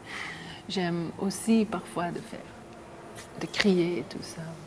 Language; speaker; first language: French; non-native, local second language; Dutch